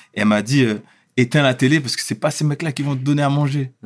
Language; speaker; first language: French; native; French